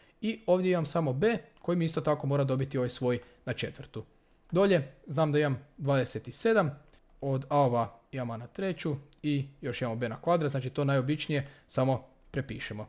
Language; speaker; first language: Croatian; native; Croatian